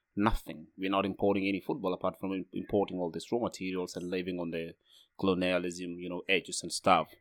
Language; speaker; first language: English; non-native, fluent; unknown